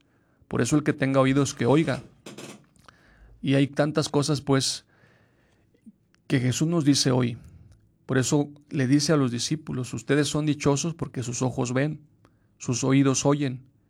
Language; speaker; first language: Spanish; native; Spanish